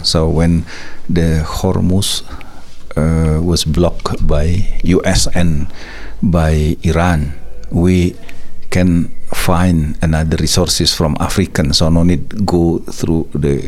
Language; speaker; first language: English; non-native, learner; Indonesian